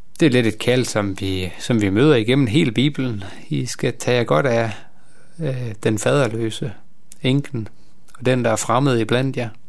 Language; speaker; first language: Danish; native; Danish